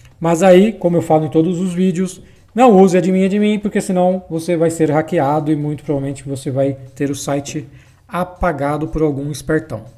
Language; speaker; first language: Portuguese; native; Portuguese